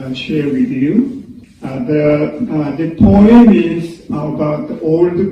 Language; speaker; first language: English; non-native, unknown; Korean